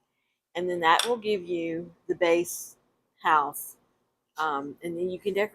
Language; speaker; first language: English; native; English